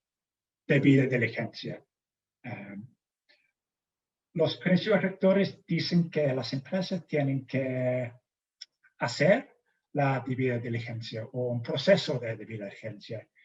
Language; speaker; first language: Spanish; non-native, fluent; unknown